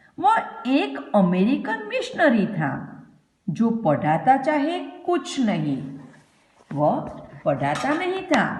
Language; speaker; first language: Hindi; non-native, local second language; Gujarati